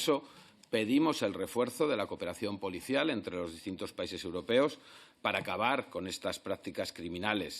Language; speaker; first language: Spanish; native; Spanish